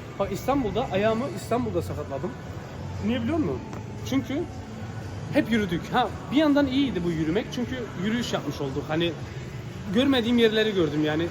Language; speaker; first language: Turkish; early bilingual, heritage; Turkish